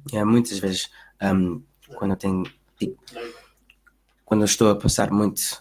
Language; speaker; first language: Portuguese; early bilingual, heritage; Portuguese